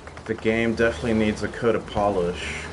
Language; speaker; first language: English; native; English